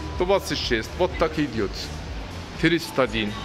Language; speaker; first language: Russian; non-native, learner; Turkish